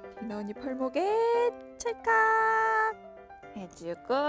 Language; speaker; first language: Korean; native; Korean